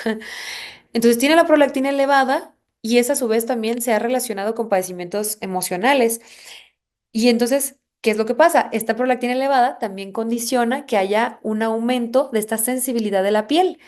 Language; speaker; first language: Spanish; native; Spanish